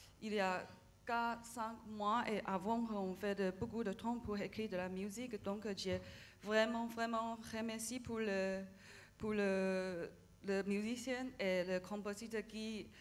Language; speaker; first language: French; non-native, learner; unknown